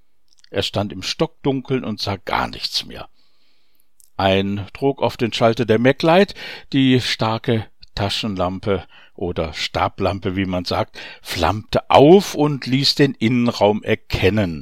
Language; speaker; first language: German; native; German